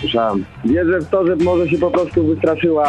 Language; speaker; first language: Polish; native; Polish